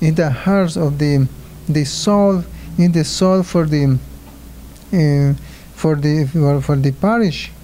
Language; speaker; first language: English; non-native, learner; Spanish